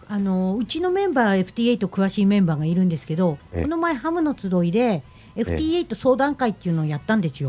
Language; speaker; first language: Japanese; native; Japanese